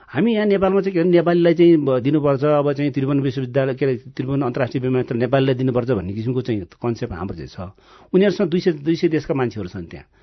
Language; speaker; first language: Nepali; non-native, local second language; Gurung